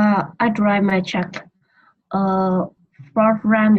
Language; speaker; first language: English; non-native, learner; Vietnamese